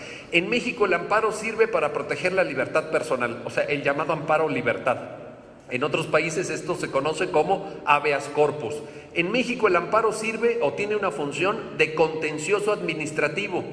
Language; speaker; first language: Spanish; native; Spanish